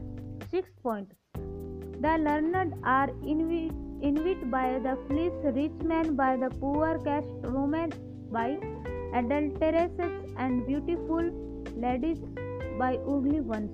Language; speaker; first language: English; non-native, local second language; Hindi